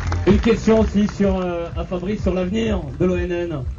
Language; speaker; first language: French; native; French